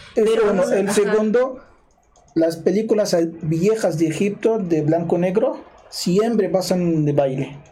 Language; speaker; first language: Spanish; non-native, fluent; Arabic